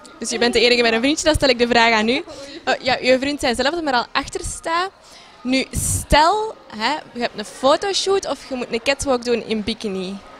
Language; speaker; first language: Dutch; native; Dutch